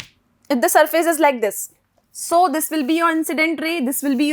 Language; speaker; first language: English; non-native, local second language; Hindi